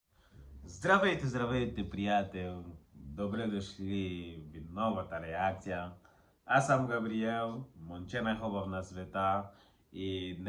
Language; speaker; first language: Bulgarian; non-native, learner; Portuguese